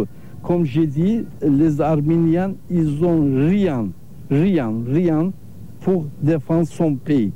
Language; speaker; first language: French; non-native, learner; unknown